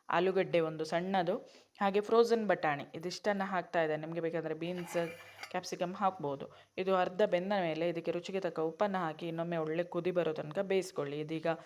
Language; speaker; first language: Kannada; non-native, local second language; Konkani